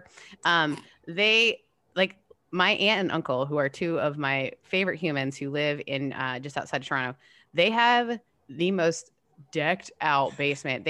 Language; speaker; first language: English; native; English